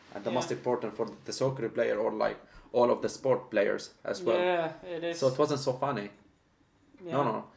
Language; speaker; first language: English; non-native, fluent; Arabic